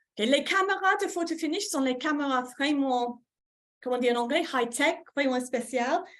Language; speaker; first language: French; non-native, fluent; English